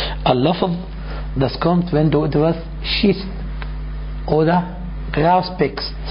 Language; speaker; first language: German; non-native, fluent; Arabic